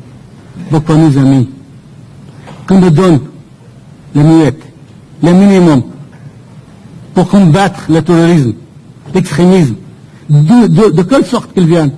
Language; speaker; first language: French; non-native, fluent; Persian